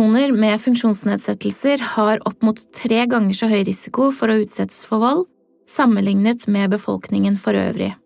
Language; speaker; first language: Norwegian; native; Norwegian